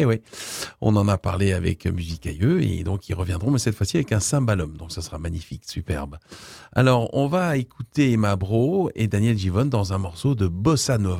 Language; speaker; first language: French; native; French